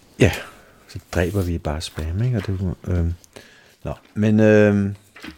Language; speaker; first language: Danish; native; Danish